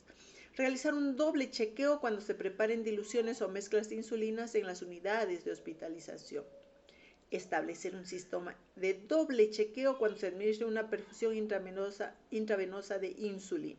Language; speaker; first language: Spanish; native; Spanish